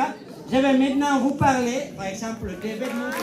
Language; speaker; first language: French; non-native, fluent; Spanish